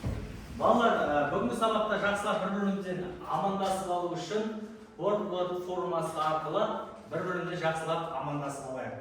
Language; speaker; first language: Kazakh; native; Kazakh